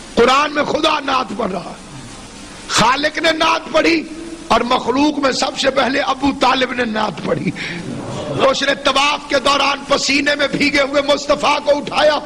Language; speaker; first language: Urdu; non-native, local second language; Saraiki